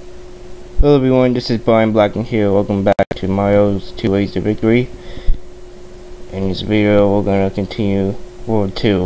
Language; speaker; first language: English; native; English